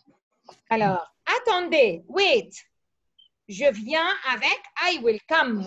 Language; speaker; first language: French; non-native, fluent; Arabic